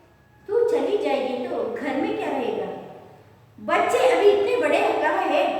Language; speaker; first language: Hindi; non-native, local second language; Kannada